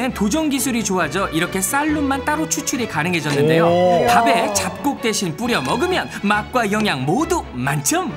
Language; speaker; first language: Korean; native; Korean